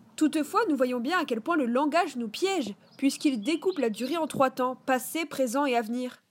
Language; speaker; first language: French; native; French